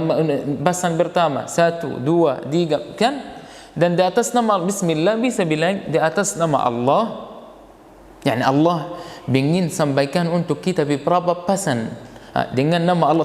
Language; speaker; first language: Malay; non-native, fluent; Arabic